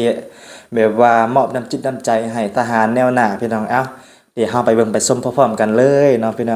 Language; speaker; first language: Thai; non-native, local second language; Northeastern Thai